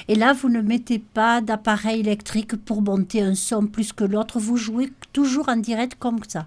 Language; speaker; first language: French; native; French